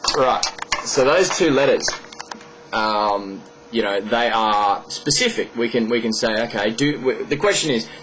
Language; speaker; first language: English; native; English